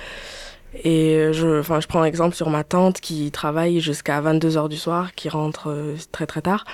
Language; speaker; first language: French; early bilingual, other home language; Chinese